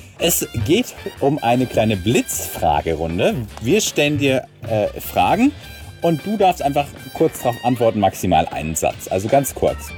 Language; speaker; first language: German; native; German